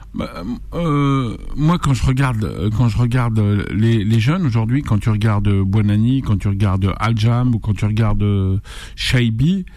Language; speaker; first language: French; native; French